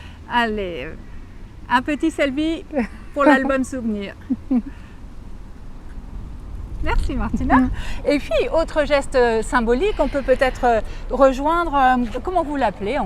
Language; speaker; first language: French; native; French